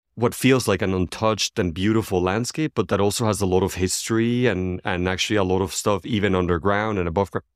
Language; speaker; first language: English; non-native, fluent; Spanish